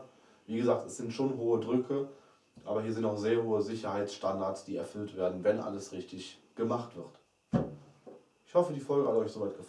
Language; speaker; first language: German; native; German